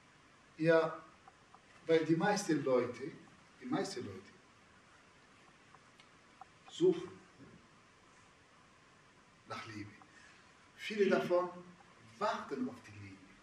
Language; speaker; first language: German; non-native, fluent; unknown